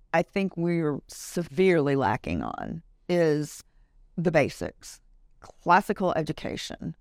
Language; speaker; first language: English; native; English